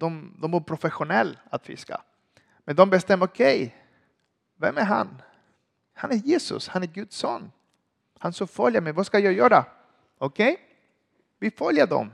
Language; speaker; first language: Swedish; non-native, learner; Spanish